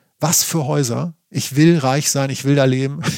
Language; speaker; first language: German; native; German